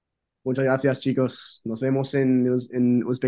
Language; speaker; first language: Spanish; non-native, fluent; English